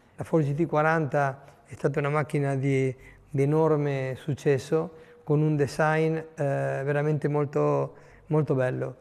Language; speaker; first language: Italian; non-native, fluent; Spanish